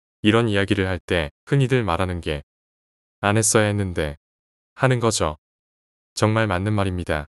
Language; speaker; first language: Korean; native; Korean